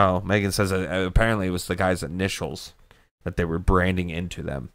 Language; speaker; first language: English; native; English